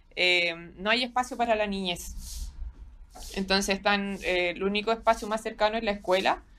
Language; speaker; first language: Spanish; native; Spanish